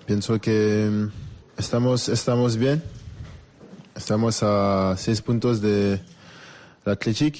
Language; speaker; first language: Spanish; non-native, learner; French